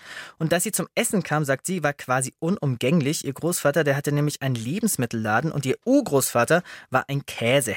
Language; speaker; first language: German; native; German